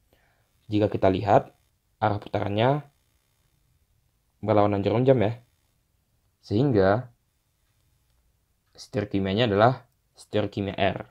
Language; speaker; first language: Indonesian; native; Indonesian